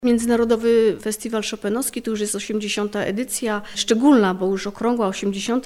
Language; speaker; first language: Polish; native; Polish